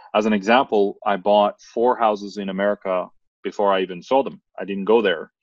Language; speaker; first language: English; non-native, fluent; Norwegian